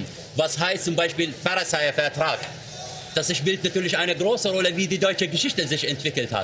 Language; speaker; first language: German; non-native, fluent; Arabic